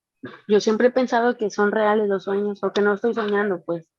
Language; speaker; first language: Spanish; native; Spanish